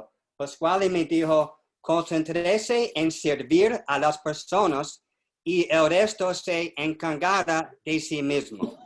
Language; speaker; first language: Spanish; non-native, learner; English